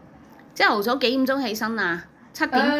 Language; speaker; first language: Cantonese; native; Cantonese